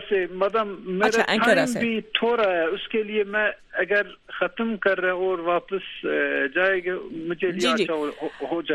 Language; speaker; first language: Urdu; non-native, learner; Turkish